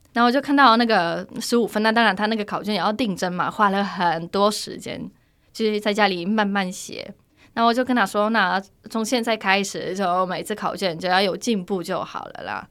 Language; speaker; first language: Chinese; non-native, fluent; Polish